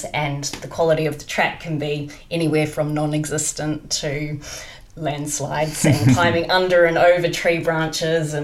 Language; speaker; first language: English; native; English